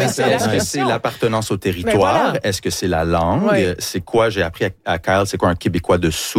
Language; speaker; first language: French; early bilingual, other home language; English